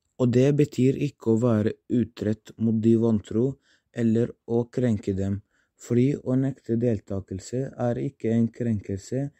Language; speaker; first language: Norwegian; non-native, fluent; Arabic